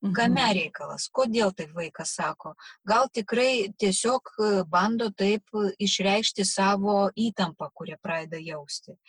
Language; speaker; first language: Lithuanian; non-native, local second language; Russian